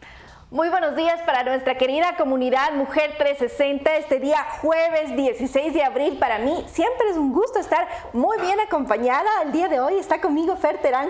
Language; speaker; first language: Spanish; native; Spanish